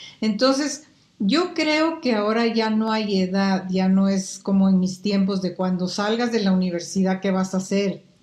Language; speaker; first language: Spanish; native; Spanish